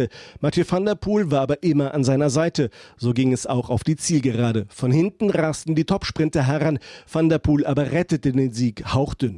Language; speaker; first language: German; native; German